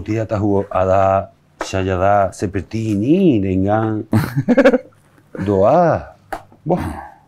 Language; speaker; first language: Indonesian; non-native, learner; Spanish